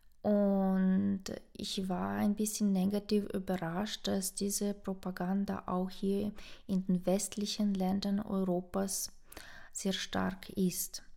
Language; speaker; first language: German; non-native, fluent; Ukrainian